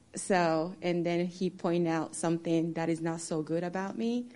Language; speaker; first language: English; non-native, fluent; Japanese